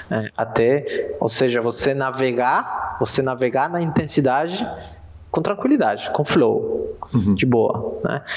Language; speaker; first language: Portuguese; non-native, fluent; Spanish